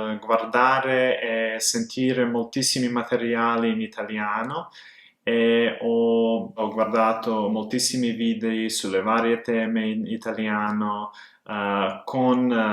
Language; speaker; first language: Italian; non-native, fluent; Serbian